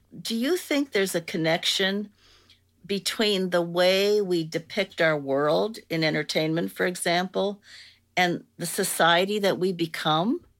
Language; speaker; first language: English; native; English